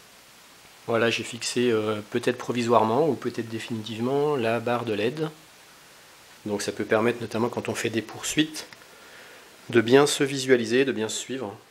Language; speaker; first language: French; native; French